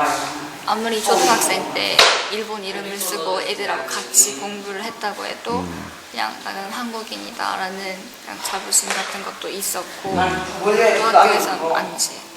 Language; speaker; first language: Korean; early bilingual, heritage; Korean